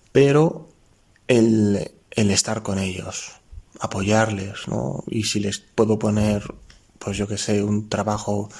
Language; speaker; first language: Spanish; native; Spanish